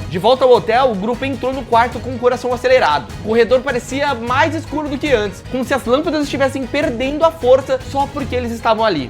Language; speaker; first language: Portuguese; native; Portuguese